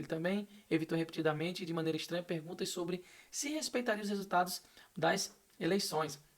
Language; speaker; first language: Portuguese; native; Portuguese